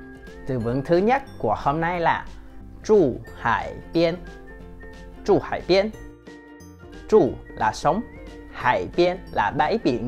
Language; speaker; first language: Vietnamese; non-native, fluent; Chinese